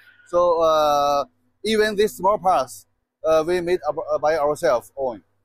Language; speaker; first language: English; non-native, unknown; Chinese